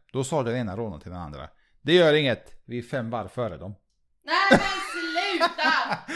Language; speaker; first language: Swedish; early bilingual, other home language; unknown